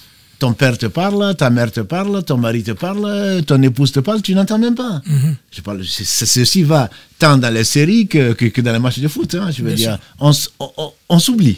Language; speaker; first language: French; native; French